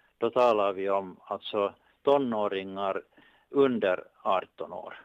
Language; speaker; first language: Swedish; native; Swedish